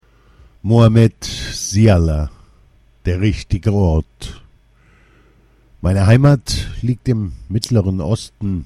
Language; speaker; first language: German; non-native, fluent; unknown